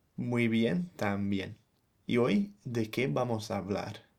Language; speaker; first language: Spanish; non-native, fluent; English